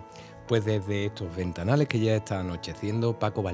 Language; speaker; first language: Spanish; native; Spanish